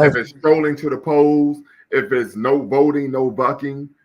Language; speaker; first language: English; native; English